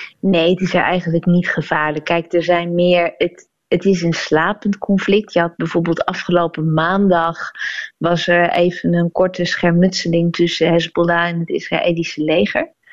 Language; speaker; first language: Dutch; native; Dutch